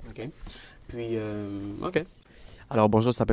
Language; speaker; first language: French; native; French